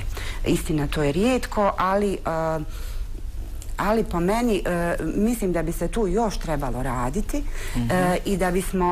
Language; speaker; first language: Bosnian; native; Bosnian